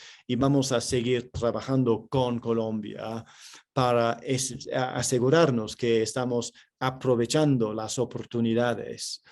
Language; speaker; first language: Spanish; non-native, fluent; English